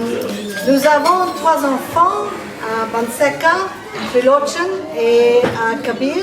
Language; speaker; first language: French; non-native, fluent; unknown